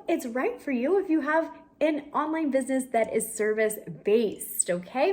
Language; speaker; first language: English; native; English